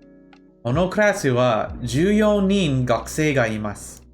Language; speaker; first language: Japanese; non-native, learner; English